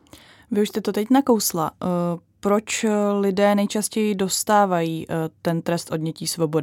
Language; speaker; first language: Czech; native; Czech